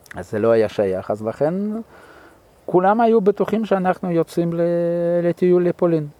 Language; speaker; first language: Hebrew; non-native, fluent; Russian